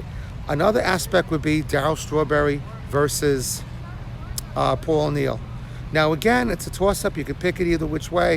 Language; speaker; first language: English; native; English